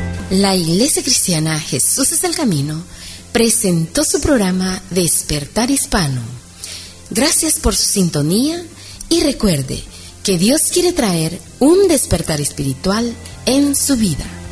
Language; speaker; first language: Spanish; early bilingual, other home language; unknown